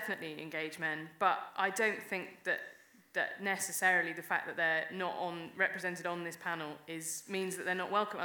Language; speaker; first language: English; native; English